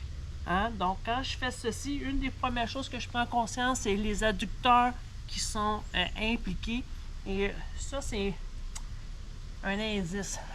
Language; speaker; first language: French; native; French